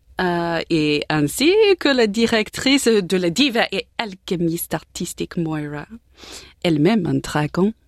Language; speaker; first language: French; non-native, learner; English